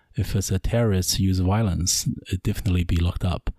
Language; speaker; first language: English; non-native, learner; Chinese